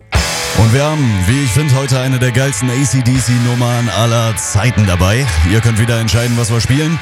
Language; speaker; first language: German; native; German